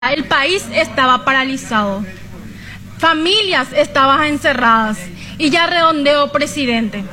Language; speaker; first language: Spanish; native; Spanish